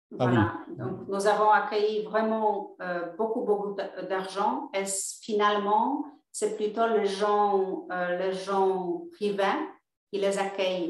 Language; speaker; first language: French; non-native, fluent; Polish